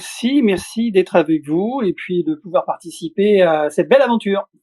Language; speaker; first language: French; native; French